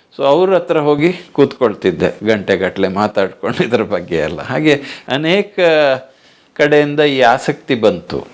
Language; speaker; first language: Kannada; native; Kannada